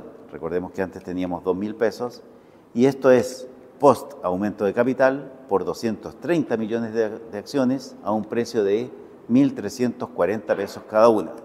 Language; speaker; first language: Spanish; native; Spanish